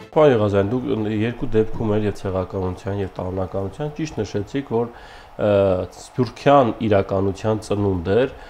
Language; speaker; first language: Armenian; native; Armenian